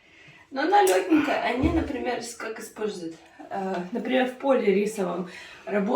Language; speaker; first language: Russian; non-native, fluent; Ukrainian